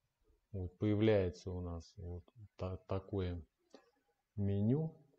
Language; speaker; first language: Russian; native; Russian